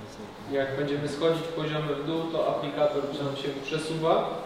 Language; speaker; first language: Polish; native; Polish